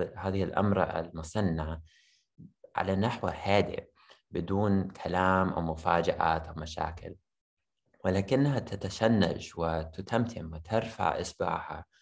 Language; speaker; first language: Arabic; non-native, fluent; English